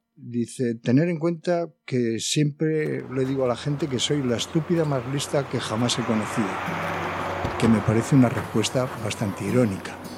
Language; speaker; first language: Spanish; native; Spanish